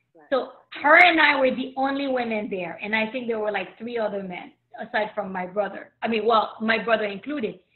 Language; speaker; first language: English; early bilingual, other home language; Haitian Creole